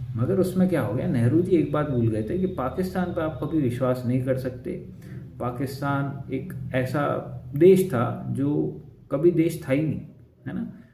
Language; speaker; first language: Hindi; native; Hindi